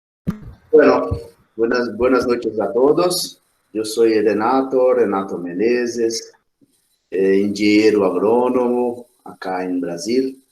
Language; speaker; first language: Spanish; non-native, fluent; Portuguese